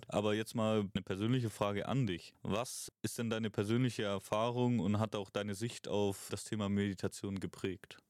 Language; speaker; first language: German; native; German